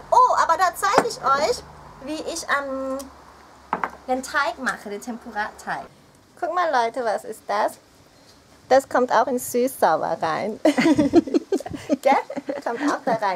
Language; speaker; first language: German; early bilingual, other home language; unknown